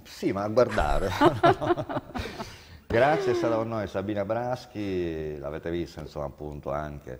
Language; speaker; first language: Italian; native; Italian